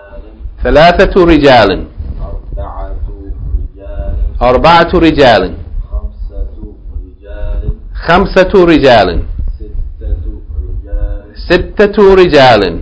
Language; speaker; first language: Arabic; non-native, fluent; English